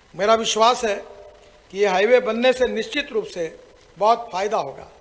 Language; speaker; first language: Hindi; non-native, local second language; Marathi